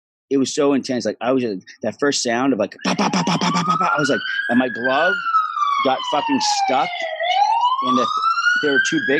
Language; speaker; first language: English; native; English